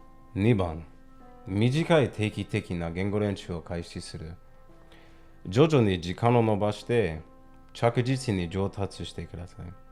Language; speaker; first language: Japanese; non-native, learner; English